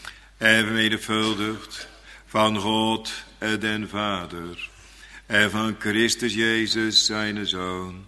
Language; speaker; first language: Dutch; native; Dutch